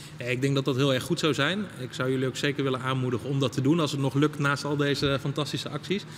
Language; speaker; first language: Dutch; native; Dutch